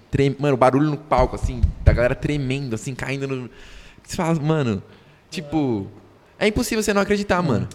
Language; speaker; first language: Portuguese; native; Portuguese